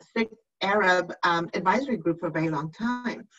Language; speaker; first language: English; native; English